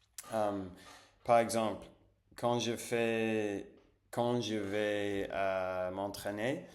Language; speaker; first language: French; non-native, fluent; Spanish